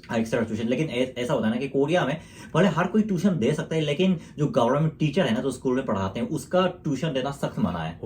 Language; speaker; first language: Hindi; non-native, fluent; Korean